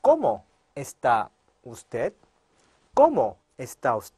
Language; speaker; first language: Spanish; non-native, fluent; Korean